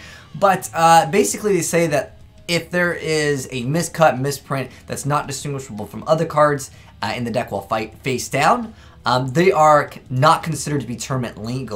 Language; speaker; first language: English; native; English